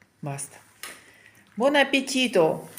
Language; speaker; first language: Italian; non-native, learner; Ukrainian